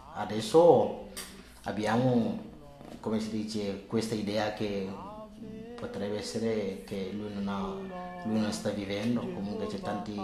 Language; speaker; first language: Italian; non-native, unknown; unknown